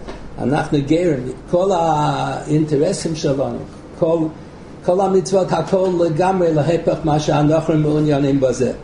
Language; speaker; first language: Hebrew; non-native, fluent; English